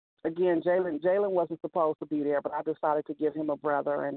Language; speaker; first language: English; native; English